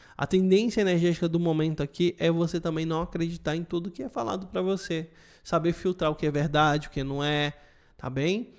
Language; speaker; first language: Portuguese; native; Portuguese